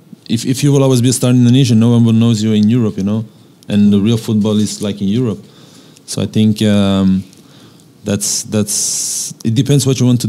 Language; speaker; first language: English; non-native, fluent; Dutch